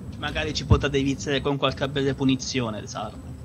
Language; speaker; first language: Italian; native; Italian